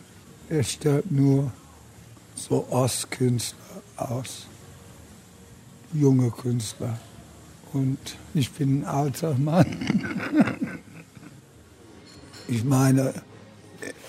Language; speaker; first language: German; early bilingual, heritage; German